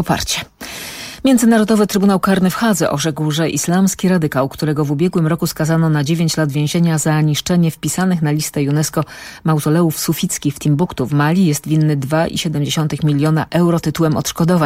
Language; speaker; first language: Polish; native; Polish